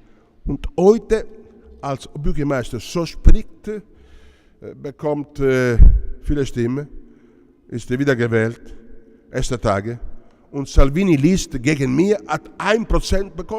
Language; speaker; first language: German; non-native, learner; Italian